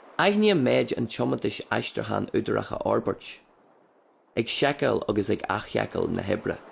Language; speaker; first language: Irish; native; Irish